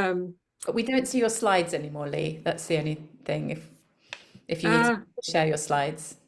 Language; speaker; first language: English; native; English